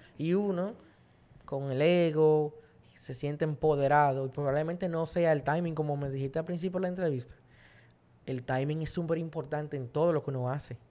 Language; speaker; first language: Spanish; native; Spanish